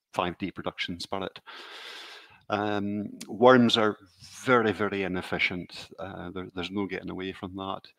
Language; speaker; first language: English; native; English